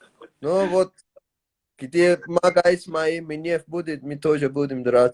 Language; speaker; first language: Russian; non-native, learner; Tajik